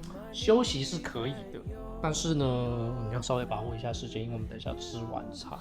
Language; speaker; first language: Chinese; native; Chinese